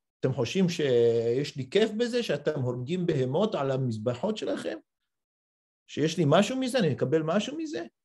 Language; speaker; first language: Hebrew; non-native, fluent; English